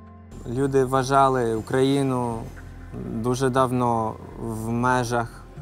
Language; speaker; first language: Ukrainian; non-native, fluent; English